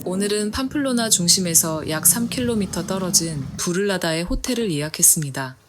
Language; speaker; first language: Korean; native; Korean